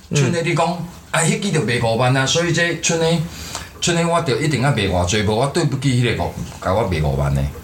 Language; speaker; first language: Chinese; non-native, local second language; Min Nan Chinese